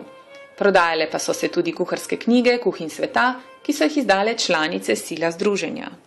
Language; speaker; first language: Slovenian; native; Slovenian